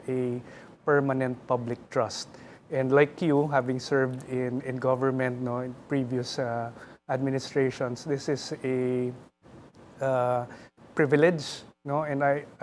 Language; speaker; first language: English; non-native, local second language; Filipino